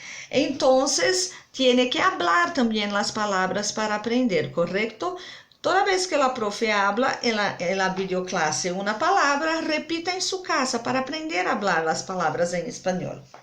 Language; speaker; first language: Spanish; non-native, fluent; Portuguese